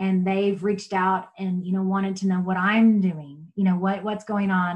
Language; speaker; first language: English; native; English